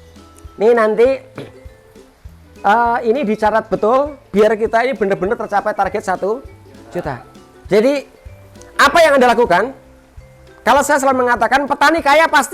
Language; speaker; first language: Indonesian; non-native, local second language; Javanese